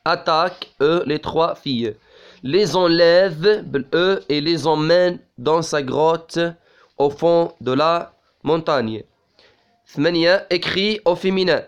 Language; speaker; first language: French; non-native, local second language; Arabic